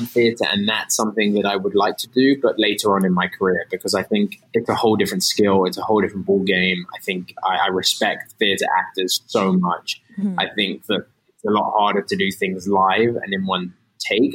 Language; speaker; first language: English; native; English